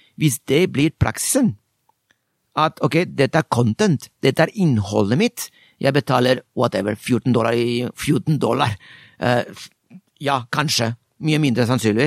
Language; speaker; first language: Norwegian; non-native, fluent; Spanish